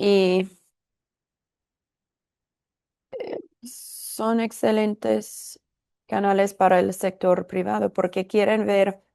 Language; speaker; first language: Spanish; non-native, fluent; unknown